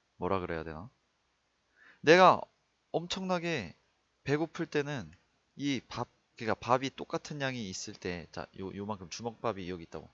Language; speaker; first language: Korean; native; Korean